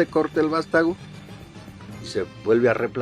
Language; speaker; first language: Spanish; native; Spanish